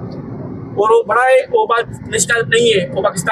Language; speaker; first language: Hindi; non-native, learner; Baluchi